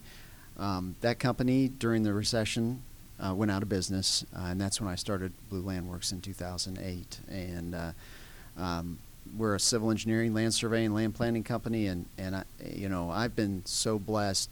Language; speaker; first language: English; native; English